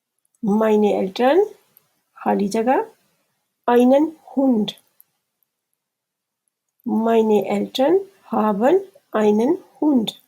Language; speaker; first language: German; non-native, fluent; Urdu